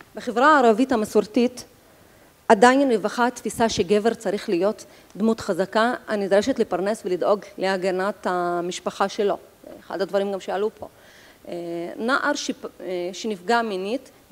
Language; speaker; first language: Hebrew; non-native, local second language; Arabic